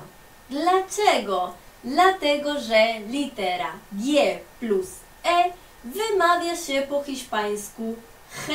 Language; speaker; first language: Polish; non-native, fluent; Spanish